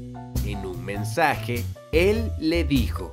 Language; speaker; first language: Spanish; non-native, fluent; English